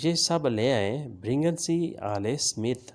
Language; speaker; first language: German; non-native, fluent; Urdu